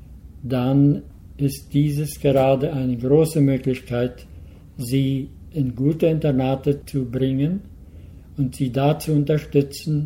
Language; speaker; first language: German; early bilingual, heritage; Low German